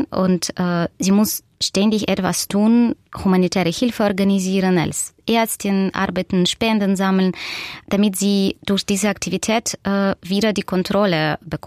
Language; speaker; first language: German; non-native, fluent; Russian